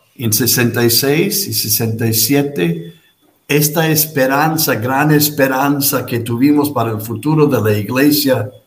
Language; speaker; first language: Spanish; non-native, fluent; English